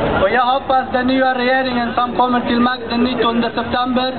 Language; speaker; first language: Swedish; non-native, fluent; Persian